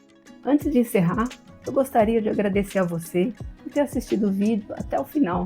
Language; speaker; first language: Portuguese; native; Portuguese